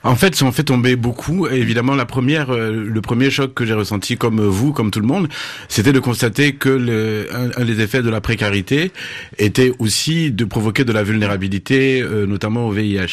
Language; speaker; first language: French; native; French